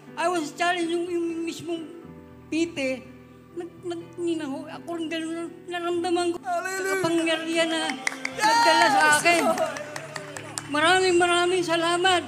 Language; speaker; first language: Filipino; native; Filipino